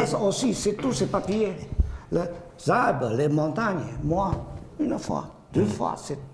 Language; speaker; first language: French; non-native, learner; Chinese